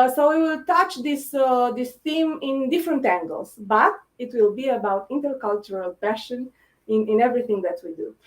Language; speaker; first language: English; non-native, fluent; Romanian